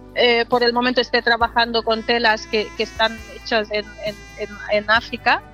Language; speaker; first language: Spanish; non-native, fluent; Wolof